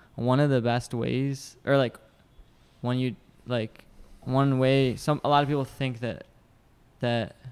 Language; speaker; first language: English; native; English